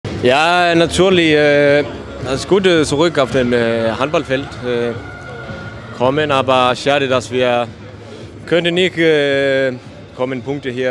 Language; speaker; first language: German; non-native, learner; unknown